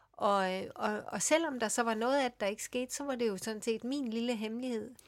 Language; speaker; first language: Danish; early bilingual, other home language; Swedish